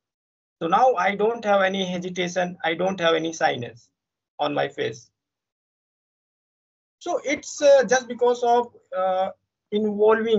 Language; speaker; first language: English; non-native, fluent; Hindi